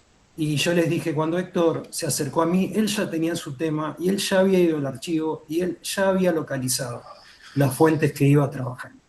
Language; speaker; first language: Spanish; native; Spanish